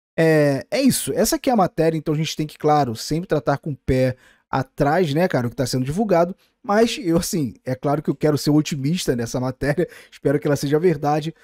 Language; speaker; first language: Portuguese; native; Portuguese